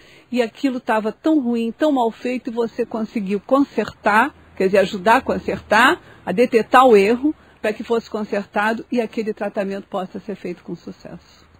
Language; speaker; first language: Portuguese; native; Portuguese